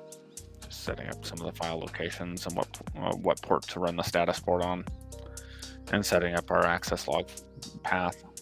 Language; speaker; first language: English; native; English